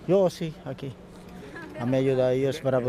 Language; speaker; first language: Spanish; non-native, learner; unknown